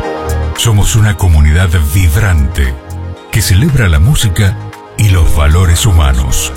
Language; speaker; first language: Spanish; native; Spanish